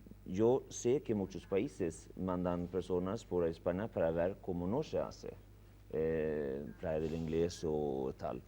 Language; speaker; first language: Spanish; non-native, fluent; Swedish